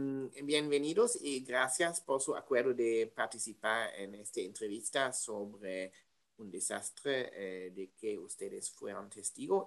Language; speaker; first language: Spanish; non-native, learner; German